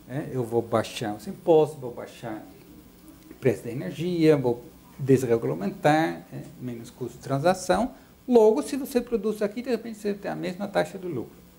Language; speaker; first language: Portuguese; non-native, fluent; Dutch